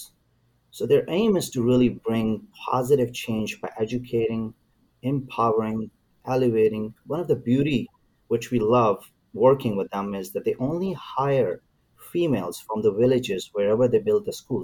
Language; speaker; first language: English; non-native, local second language; Urdu